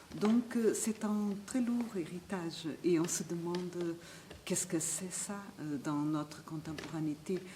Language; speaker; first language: French; non-native, fluent; Portuguese